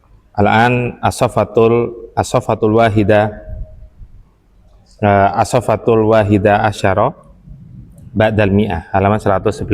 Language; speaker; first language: Arabic; non-native, fluent; Indonesian